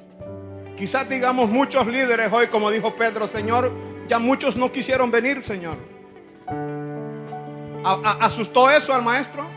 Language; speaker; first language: Spanish; native; Spanish